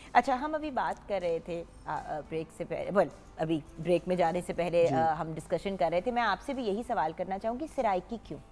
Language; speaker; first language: Urdu; non-native, local second language; Punjabi